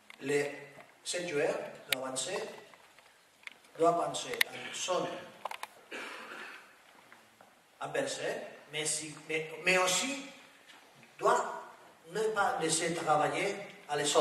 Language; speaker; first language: French; non-native, learner; Spanish